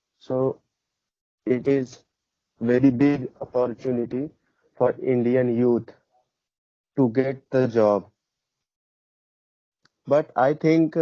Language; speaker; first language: English; non-native, learner; Hindi